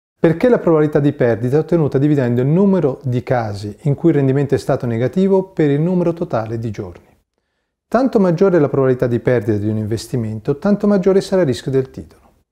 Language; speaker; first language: Italian; native; Italian